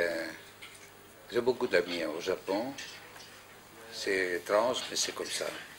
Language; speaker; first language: French; non-native, fluent; Greek